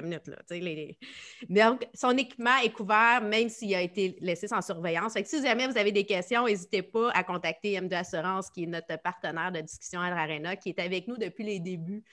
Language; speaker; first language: French; native; French